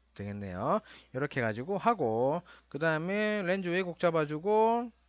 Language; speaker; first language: Korean; native; Korean